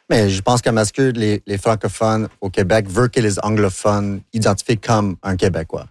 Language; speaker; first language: French; non-native, local second language; English